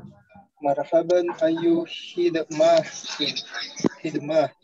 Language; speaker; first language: Arabic; non-native, learner; Indonesian